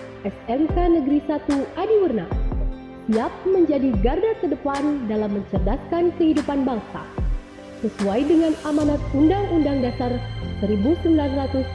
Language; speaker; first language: Indonesian; native; Indonesian